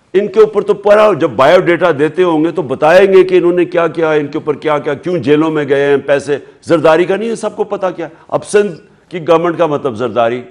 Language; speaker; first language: Urdu; native; Urdu